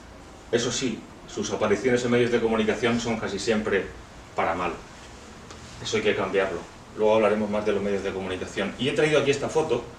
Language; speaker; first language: Spanish; native; Spanish